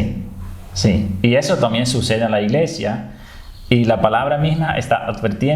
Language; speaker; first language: Spanish; non-native, fluent; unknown